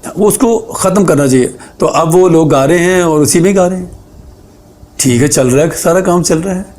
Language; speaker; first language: Urdu; native; Urdu